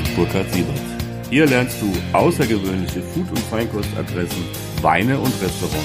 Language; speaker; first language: German; native; German